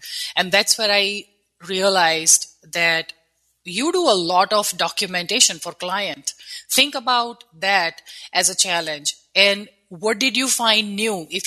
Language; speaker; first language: English; non-native, local second language; Gujarati